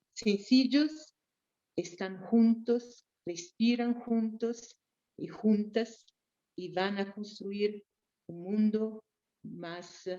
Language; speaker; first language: Spanish; non-native, fluent; Portuguese